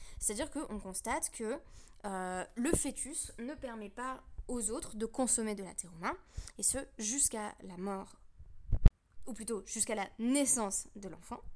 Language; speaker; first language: French; native; French